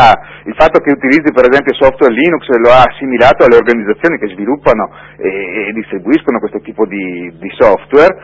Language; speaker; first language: Italian; native; Italian